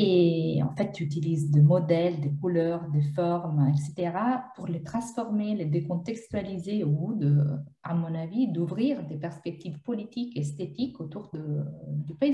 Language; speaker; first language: French; non-native, fluent; Portuguese